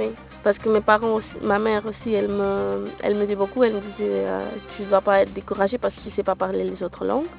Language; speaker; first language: French; non-native, local second language; Portuguese